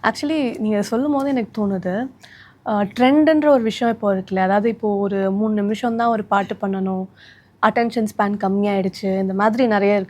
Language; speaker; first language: Tamil; native; Tamil